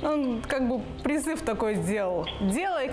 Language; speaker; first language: Russian; native; Russian